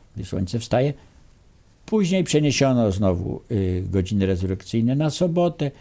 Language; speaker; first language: Polish; native; Polish